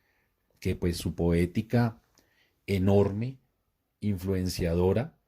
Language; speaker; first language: Spanish; native; Spanish